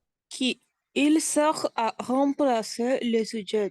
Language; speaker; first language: French; non-native, learner; Spanish